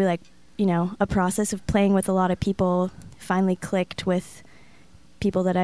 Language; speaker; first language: English; native; English